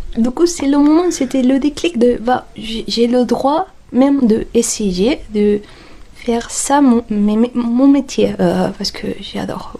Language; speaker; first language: French; non-native, fluent; Spanish